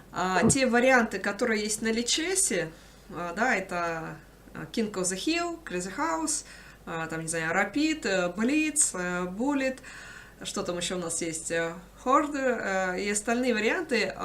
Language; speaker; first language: Russian; native; Russian